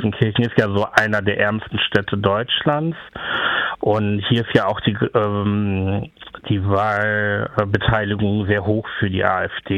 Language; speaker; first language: German; native; German